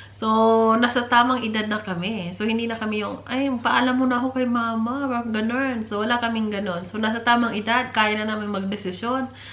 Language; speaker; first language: Filipino; non-native, local second language; Cebuano